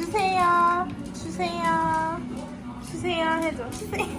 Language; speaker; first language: Korean; non-native, learner; Uzbek